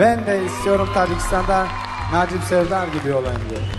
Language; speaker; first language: Turkish; non-native, fluent; Tajik